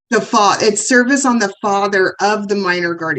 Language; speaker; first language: English; native; English